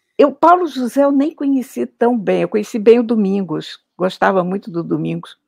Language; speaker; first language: Portuguese; native; Portuguese